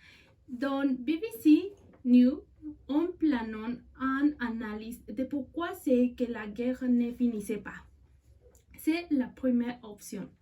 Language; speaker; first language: French; non-native, learner; Spanish